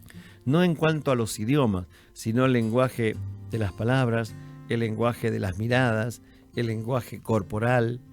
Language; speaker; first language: Spanish; native; Spanish